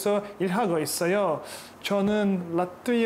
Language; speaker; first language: Korean; non-native, learner; Latvian